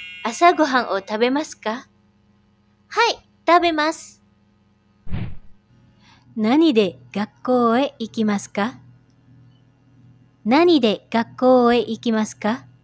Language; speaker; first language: Japanese; non-native, fluent; Indonesian